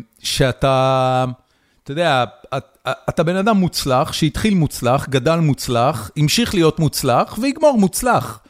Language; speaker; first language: Hebrew; native; Hebrew